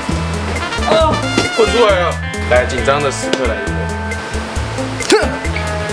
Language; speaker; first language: Chinese; native; Chinese